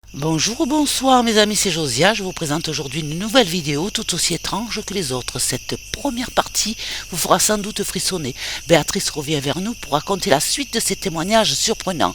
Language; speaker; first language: French; native; French